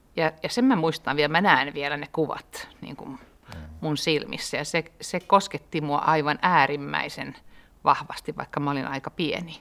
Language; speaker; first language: Finnish; native; Finnish